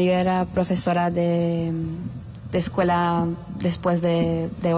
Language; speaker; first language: Spanish; early bilingual, heritage; English